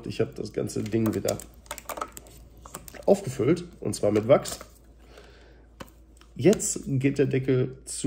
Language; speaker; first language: German; native; German